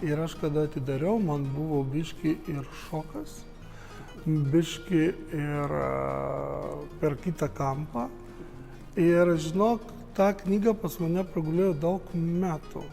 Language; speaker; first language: Lithuanian; non-native, local second language; Romany